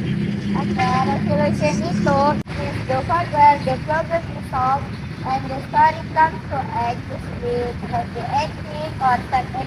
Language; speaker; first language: English; non-native, learner; Indonesian